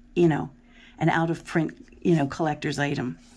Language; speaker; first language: English; native; English